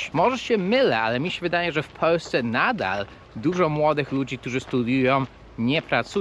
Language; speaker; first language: Polish; non-native, fluent; English